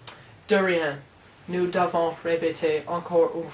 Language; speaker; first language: French; non-native, learner; English